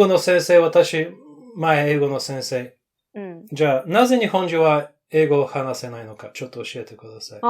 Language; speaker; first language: Japanese; non-native, learner; English